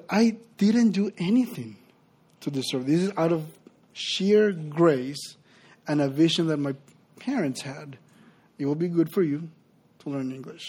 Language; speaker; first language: English; non-native, fluent; Spanish